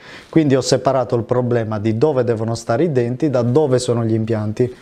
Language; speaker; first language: Italian; native; Italian